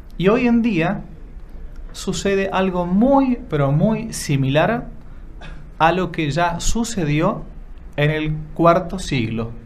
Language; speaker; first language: Spanish; native; Spanish